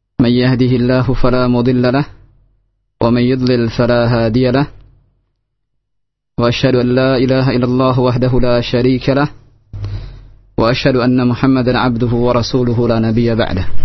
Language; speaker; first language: Arabic; non-native, fluent; Indonesian